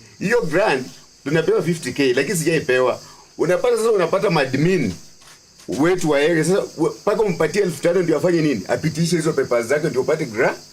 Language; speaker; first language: Swahili; non-native, local second language; Luyia